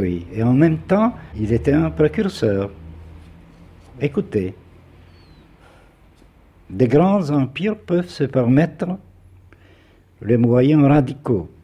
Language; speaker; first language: French; non-native, fluent; Polish